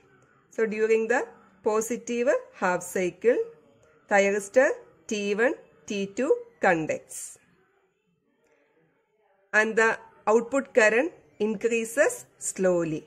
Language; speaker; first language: English; non-native, local second language; Malayalam